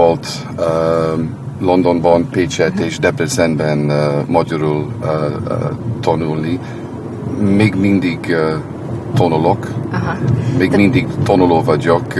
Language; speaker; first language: Hungarian; non-native, learner; English